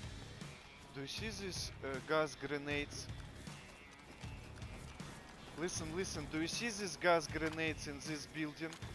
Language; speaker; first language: English; non-native, learner; Russian